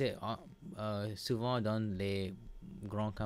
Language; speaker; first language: French; non-native, learner; English